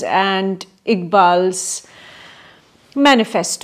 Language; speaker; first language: English; non-native, local second language; Kashmiri